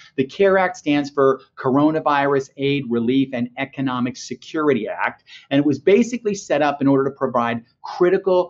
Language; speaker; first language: English; native; English